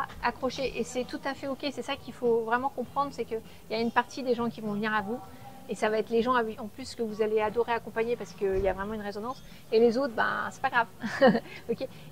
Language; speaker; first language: French; native; French